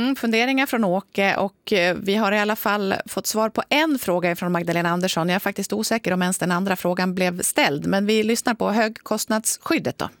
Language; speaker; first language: Swedish; native; Swedish